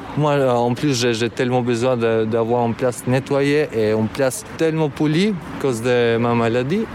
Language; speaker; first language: French; non-native, fluent; Albanian